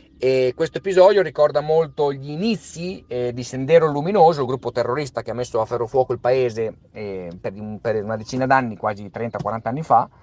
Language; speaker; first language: Italian; native; Italian